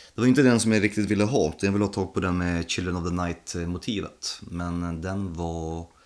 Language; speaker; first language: Swedish; non-native, fluent; Polish